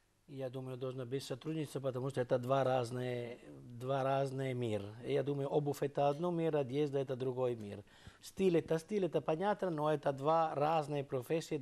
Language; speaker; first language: Russian; non-native, learner; Italian